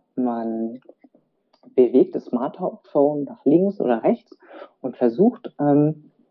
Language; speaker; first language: German; native; German